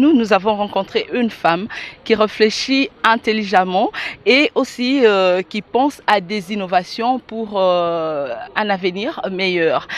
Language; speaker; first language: French; non-native, local second language; Lingala